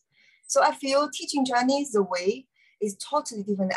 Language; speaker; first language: English; non-native, learner; Chinese